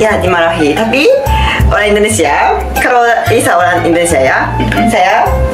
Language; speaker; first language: Indonesian; non-native, learner; Japanese